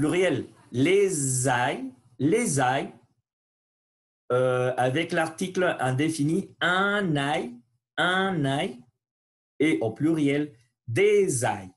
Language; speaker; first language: French; non-native, learner; Spanish